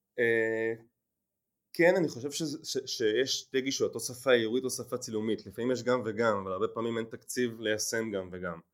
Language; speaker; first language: Hebrew; native; Hebrew